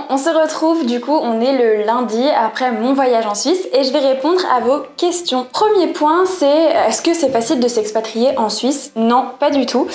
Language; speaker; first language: French; native; French